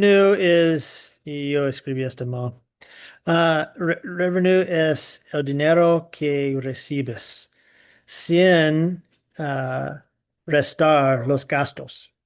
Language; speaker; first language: Spanish; non-native, fluent; English